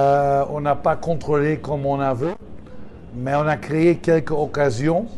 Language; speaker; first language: French; non-native, fluent; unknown